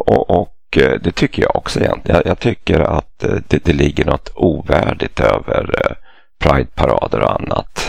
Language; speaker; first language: Swedish; native; Swedish